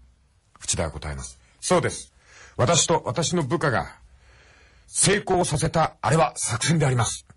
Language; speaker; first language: Japanese; native; Japanese